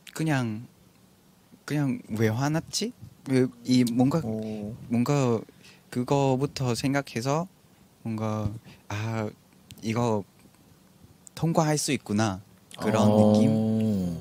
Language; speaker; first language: Korean; non-native, fluent; Vietnamese